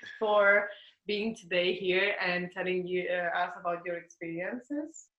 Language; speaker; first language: English; non-native, fluent; Spanish